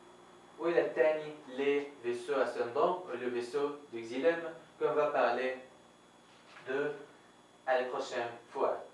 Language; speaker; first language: French; non-native, fluent; Arabic